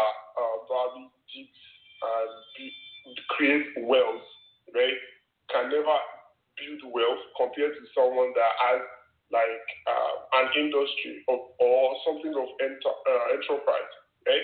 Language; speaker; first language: English; non-native, local second language; Yoruba